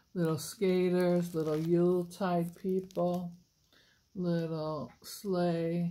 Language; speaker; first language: English; native; English